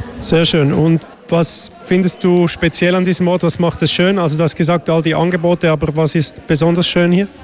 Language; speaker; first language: German; native; German